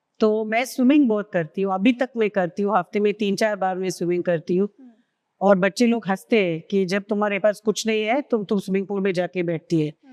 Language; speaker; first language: Hindi; non-native, local second language; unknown